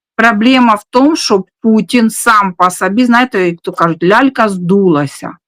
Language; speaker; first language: Ukrainian; non-native, local second language; Russian